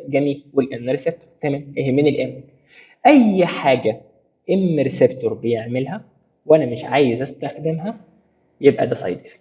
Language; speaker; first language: Arabic; native; Arabic